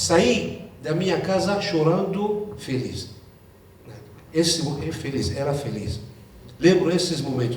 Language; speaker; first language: Portuguese; non-native, fluent; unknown